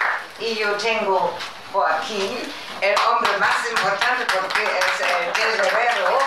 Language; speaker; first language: Spanish; non-native, learner; German